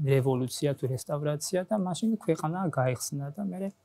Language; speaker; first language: Georgian; non-native, fluent; Japanese